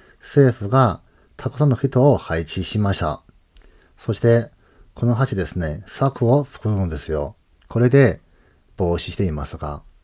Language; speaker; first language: Japanese; non-native, fluent; Chinese